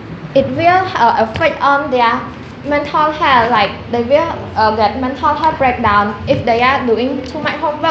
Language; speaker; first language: English; non-native, learner; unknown